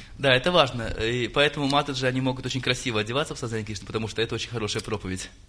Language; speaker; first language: Russian; native; Russian